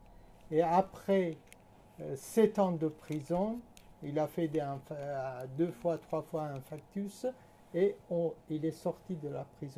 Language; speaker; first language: French; non-native, fluent; Persian